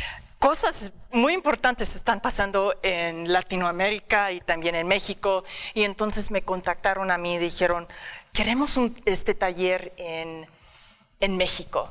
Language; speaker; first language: Spanish; early bilingual, heritage; English